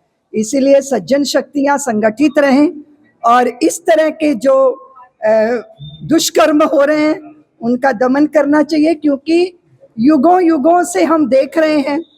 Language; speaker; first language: Hindi; native; Hindi